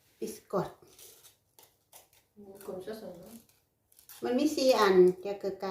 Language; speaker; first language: French; non-native, learner; Thai